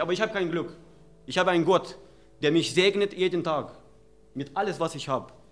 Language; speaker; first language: German; non-native, fluent; Romanian